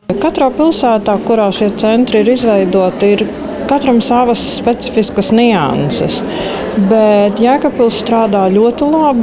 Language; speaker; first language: Latvian; native; Latvian